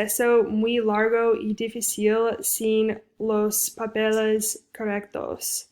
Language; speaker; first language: Spanish; non-native, fluent; English